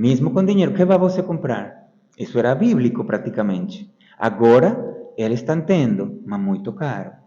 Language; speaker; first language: Portuguese; non-native, fluent; Spanish